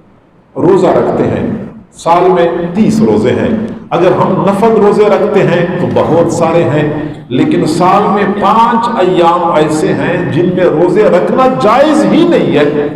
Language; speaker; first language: Urdu; native; Urdu